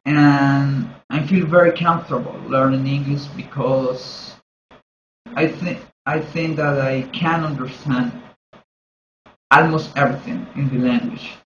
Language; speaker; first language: English; non-native, learner; Spanish